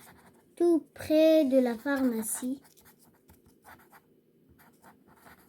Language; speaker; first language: French; non-native, learner; Arabic